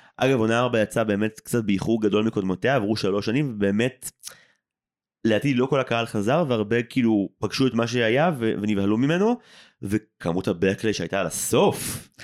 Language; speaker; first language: Hebrew; native; Hebrew